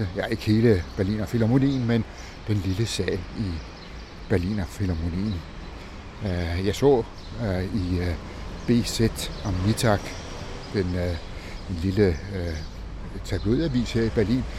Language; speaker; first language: Danish; native; Danish